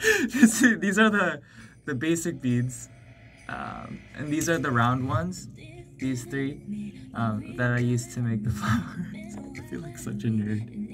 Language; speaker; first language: English; early bilingual, other home language; Korean